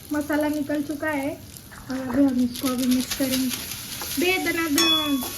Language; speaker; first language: Hindi; non-native, local second language; Marathi